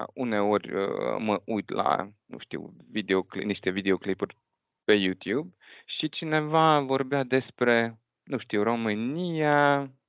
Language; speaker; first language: Romanian; non-native, fluent; Russian